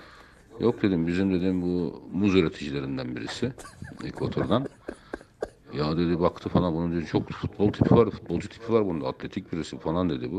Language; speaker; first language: Turkish; native; Turkish